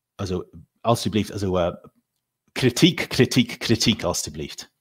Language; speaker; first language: Dutch; non-native, fluent; English